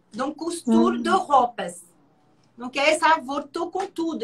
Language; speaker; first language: Portuguese; non-native, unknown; French